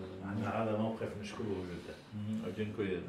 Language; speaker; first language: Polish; non-native, fluent; Arabic